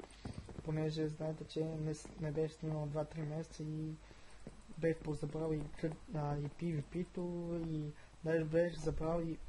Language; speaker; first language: Bulgarian; native; Bulgarian